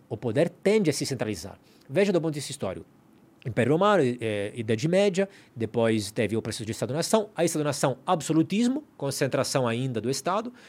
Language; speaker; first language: Portuguese; non-native, fluent; Italian